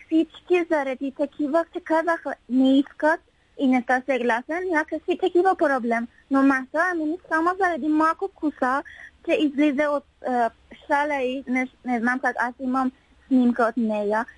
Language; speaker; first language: Bulgarian; non-native, learner; Persian